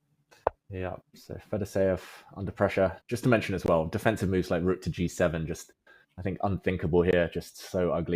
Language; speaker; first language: English; native; English